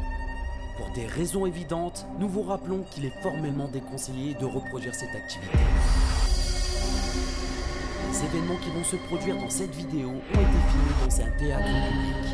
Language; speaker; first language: French; native; French